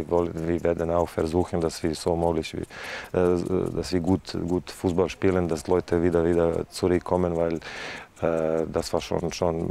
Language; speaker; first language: German; non-native, fluent; Serbian